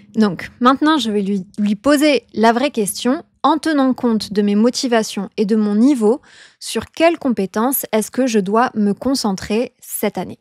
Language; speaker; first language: French; native; French